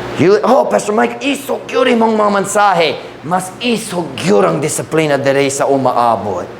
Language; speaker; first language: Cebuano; non-native, fluent; English